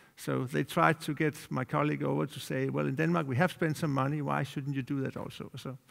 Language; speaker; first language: English; non-native, fluent; Danish